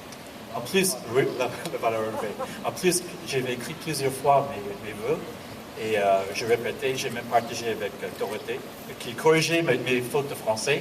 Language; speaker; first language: French; non-native, learner; English